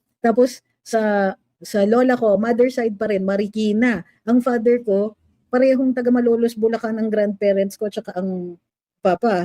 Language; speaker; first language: Filipino; native; Filipino